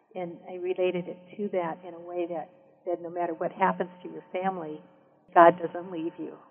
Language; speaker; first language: English; native; English